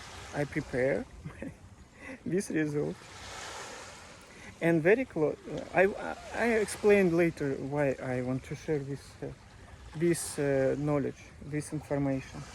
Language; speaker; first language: English; non-native, learner; Russian